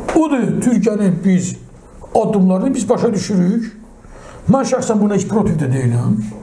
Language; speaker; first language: Azerbaijani; non-native, local second language; Talysh